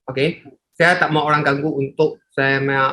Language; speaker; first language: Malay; non-native, local second language; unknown